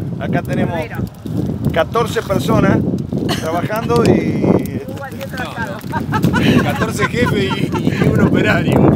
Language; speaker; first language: Spanish; native; Spanish